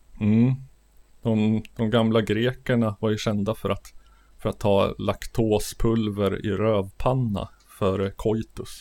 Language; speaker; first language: Swedish; native; Swedish